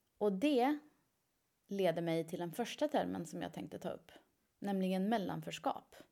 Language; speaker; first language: Swedish; early bilingual, other home language; Persian